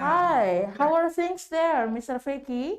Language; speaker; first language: English; non-native, fluent; Indonesian